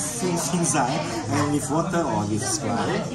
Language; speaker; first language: English; non-native, learner; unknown